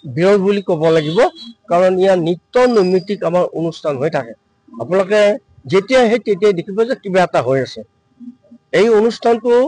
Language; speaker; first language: Assamese; native; Assamese